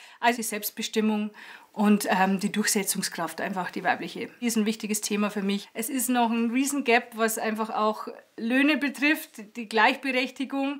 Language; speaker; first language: German; native; German